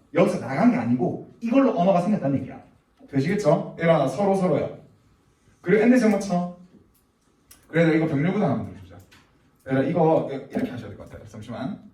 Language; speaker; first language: Korean; native; Korean